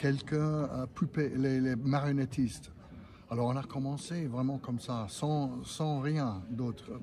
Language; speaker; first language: French; non-native, fluent; English